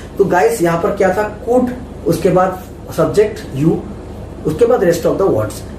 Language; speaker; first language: Hindi; non-native, local second language; Bangla